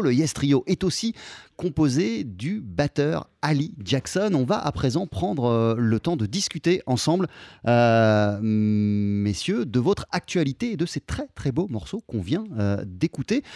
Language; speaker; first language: French; native; French